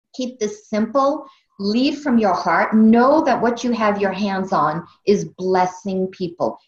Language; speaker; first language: English; native; English